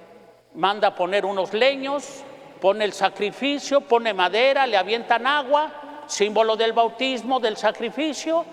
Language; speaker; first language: Spanish; native; Spanish